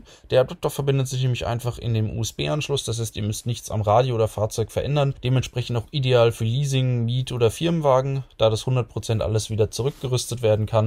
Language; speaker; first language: German; native; German